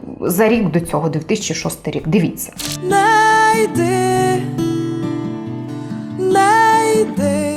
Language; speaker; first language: Ukrainian; native; Ukrainian